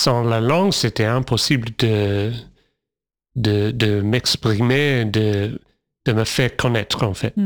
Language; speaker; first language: French; non-native, fluent; English